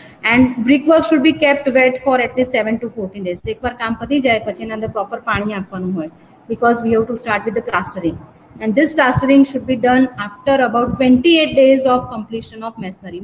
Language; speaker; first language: English; non-native, local second language; Gujarati